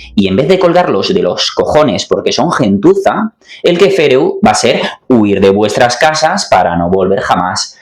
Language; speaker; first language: Spanish; non-native, local second language; Catalan